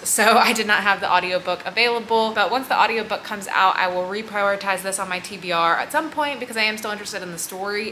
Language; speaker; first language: English; native; English